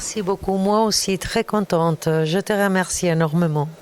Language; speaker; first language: French; non-native, fluent; Arabic